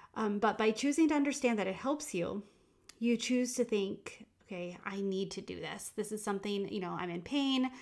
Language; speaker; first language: English; native; English